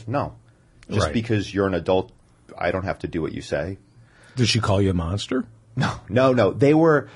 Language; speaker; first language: English; native; English